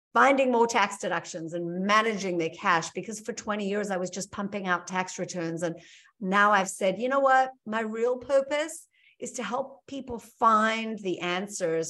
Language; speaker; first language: English; native; English